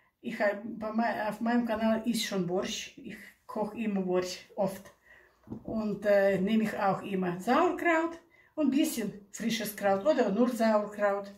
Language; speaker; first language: German; non-native, local second language; Russian